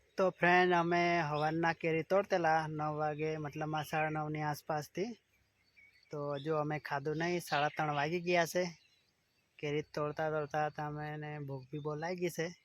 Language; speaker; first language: Gujarati; non-native, local second language; Vasavi